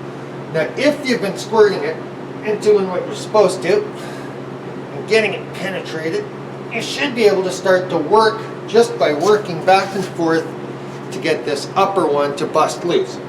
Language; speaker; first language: English; native; English